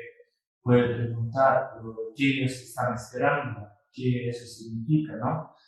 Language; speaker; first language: Spanish; non-native, fluent; Russian